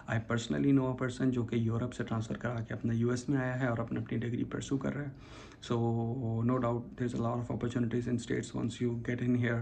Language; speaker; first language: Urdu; native; Urdu